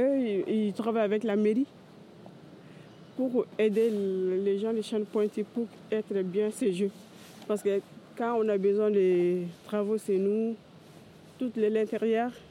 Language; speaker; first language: French; non-native, learner; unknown